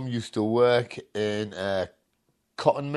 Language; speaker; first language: English; non-native, local second language; Punjabi